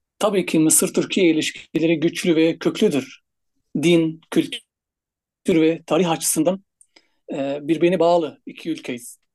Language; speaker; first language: Turkish; non-native, fluent; Arabic